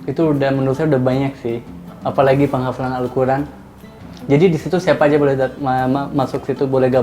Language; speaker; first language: Indonesian; native; Indonesian